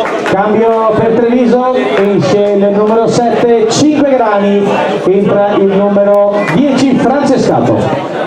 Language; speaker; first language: Italian; native; Italian